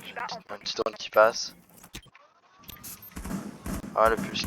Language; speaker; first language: French; native; French